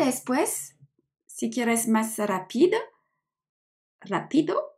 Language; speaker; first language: Spanish; non-native, learner; French